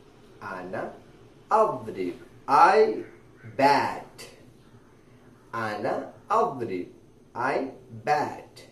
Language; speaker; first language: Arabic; non-native, fluent; Malayalam